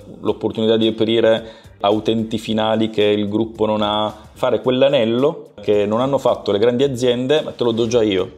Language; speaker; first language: Italian; native; Italian